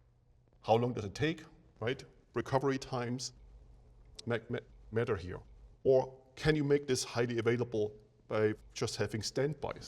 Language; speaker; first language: English; non-native, fluent; German